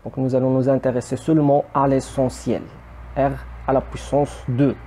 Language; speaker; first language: French; non-native, local second language; Arabic